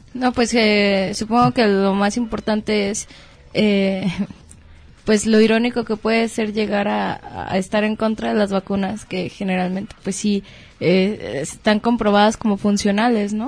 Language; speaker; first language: Spanish; native; Spanish